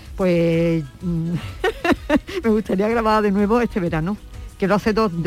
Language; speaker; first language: Spanish; native; Spanish